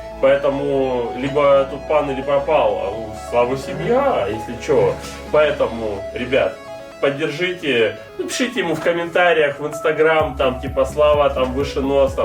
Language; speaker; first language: Russian; native; Russian